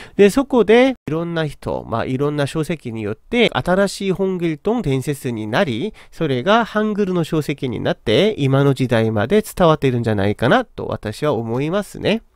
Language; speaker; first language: Japanese; non-native, fluent; Korean